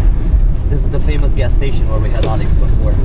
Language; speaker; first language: English; non-native, local second language; Italian